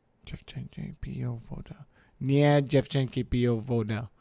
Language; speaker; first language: Polish; non-native, learner; English